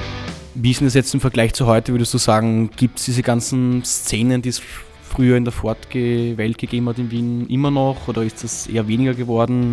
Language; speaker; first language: German; native; German